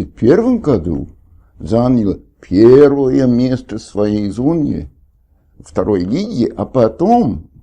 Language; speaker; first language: Russian; non-native, fluent; English